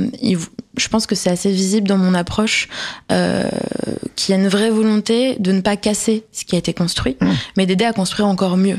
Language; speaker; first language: French; native; French